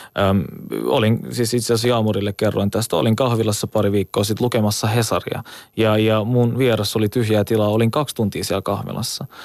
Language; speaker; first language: Finnish; early bilingual, other home language; Turkish